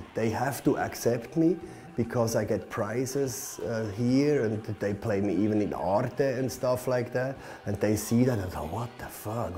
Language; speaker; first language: English; non-native, fluent; Swiss German